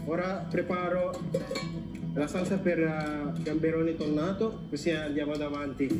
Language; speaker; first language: Italian; non-native, learner; Filipino